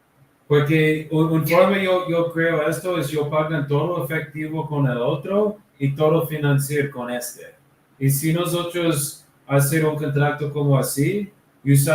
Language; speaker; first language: Spanish; non-native, learner; English